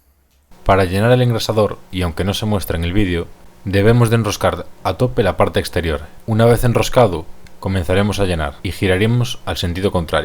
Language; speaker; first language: Spanish; native; Spanish